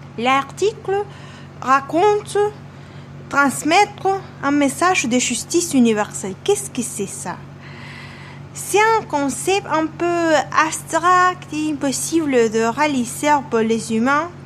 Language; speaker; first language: French; non-native, learner; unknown